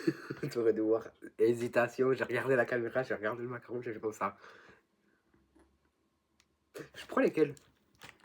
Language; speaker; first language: French; native; French